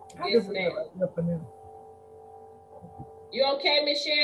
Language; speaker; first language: English; native; English